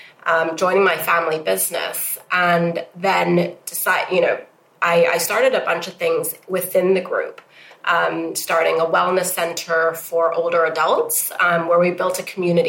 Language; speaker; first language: English; non-native, local second language; Cantonese